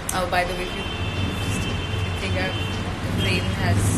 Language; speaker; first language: English; non-native, local second language; Hindi